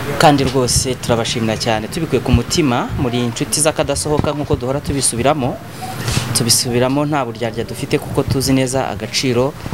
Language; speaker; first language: Kinyarwanda; native; Kinyarwanda